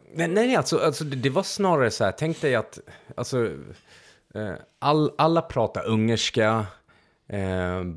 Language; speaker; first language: Swedish; early bilingual, other home language; Hungarian